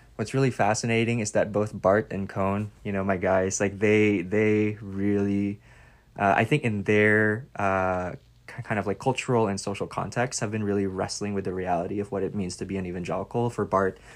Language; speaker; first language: English; non-native, local second language; Filipino